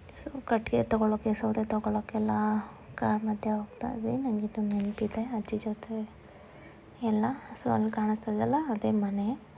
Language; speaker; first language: Kannada; non-native, local second language; Tulu